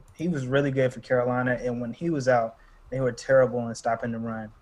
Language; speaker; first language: English; native; English